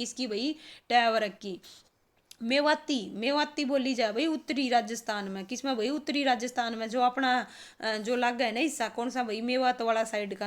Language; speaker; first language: Hindi; native; Hindi